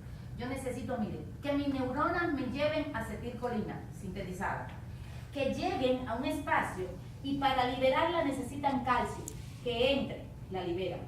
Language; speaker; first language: Spanish; native; Spanish